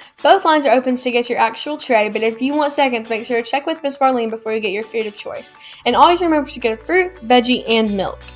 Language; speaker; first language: English; native; English